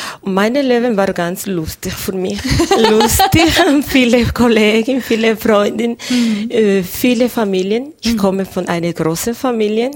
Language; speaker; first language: German; non-native, learner; Spanish